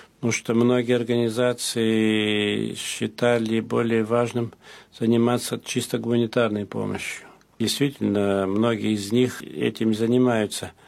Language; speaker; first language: Russian; early bilingual, heritage; Russian